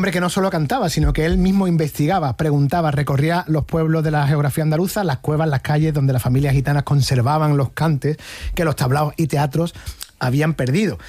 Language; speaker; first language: Spanish; native; Spanish